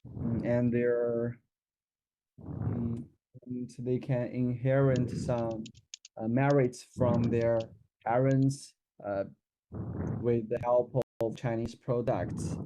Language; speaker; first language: English; non-native, learner; Chinese